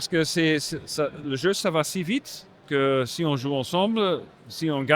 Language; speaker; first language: French; non-native, local second language; Dutch